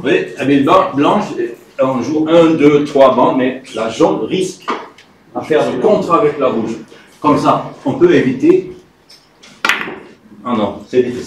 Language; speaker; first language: French; non-native, fluent; Swedish